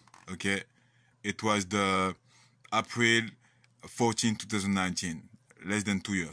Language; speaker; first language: English; non-native, learner; French